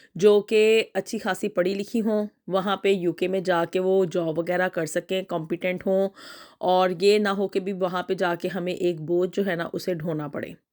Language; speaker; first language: Urdu; native; Urdu